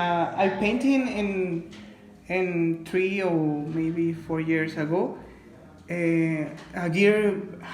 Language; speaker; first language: English; non-native, learner; Spanish